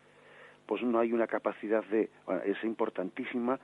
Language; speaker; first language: Spanish; native; Spanish